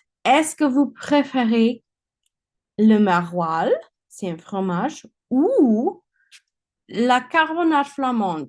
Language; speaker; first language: French; non-native, learner; English